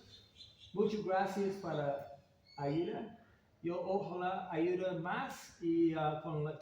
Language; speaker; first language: Spanish; non-native, learner; English